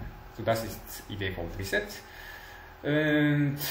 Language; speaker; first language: German; non-native, learner; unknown